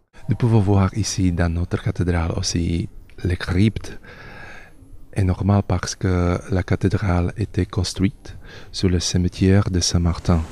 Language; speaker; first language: French; non-native, learner; Slovak